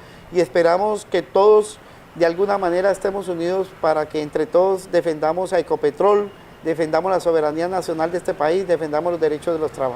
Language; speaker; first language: Spanish; native; Spanish